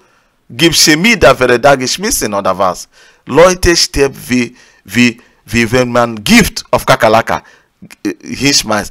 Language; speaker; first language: German; non-native, learner; Igbo